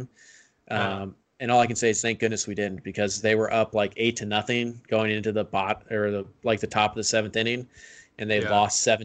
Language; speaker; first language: English; native; English